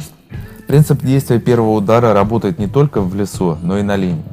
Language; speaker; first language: Russian; native; Russian